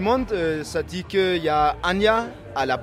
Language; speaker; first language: French; non-native, learner; Danish